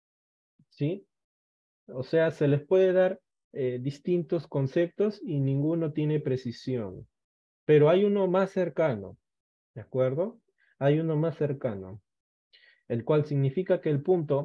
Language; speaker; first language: Spanish; native; Spanish